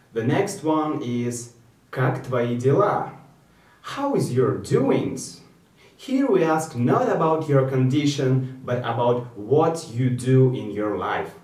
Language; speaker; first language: English; non-native, fluent; Russian